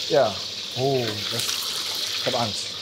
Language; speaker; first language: German; native; German